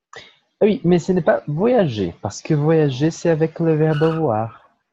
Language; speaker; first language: French; non-native, fluent; Portuguese